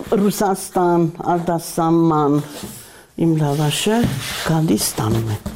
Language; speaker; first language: Armenian; native; Armenian